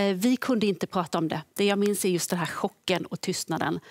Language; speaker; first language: Swedish; native; Swedish